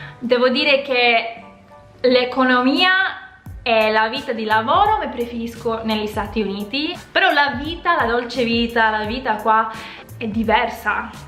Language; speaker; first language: Italian; non-native, fluent; English